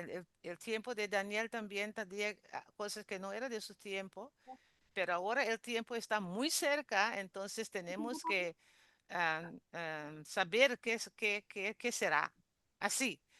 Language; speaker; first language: Spanish; non-native, learner; Papiamento